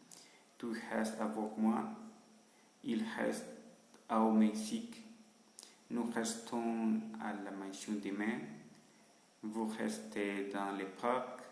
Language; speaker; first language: French; non-native, learner; Spanish